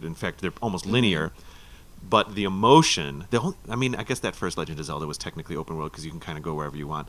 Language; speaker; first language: English; native; English